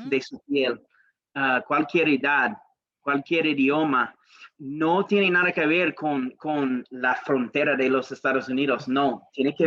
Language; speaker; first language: Spanish; non-native, learner; English